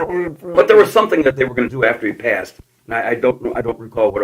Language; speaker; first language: English; native; English